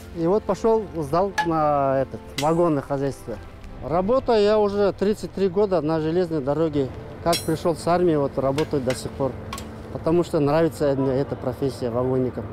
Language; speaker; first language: Russian; non-native, local second language; Kazakh